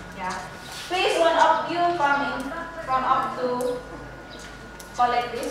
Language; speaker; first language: English; non-native, learner; Indonesian